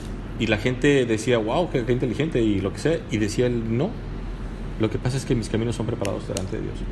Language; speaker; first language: Spanish; native; Spanish